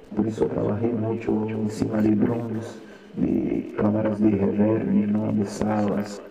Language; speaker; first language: Spanish; non-native, learner; Portuguese